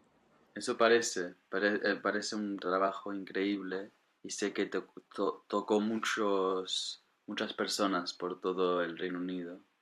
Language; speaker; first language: Spanish; non-native, fluent; English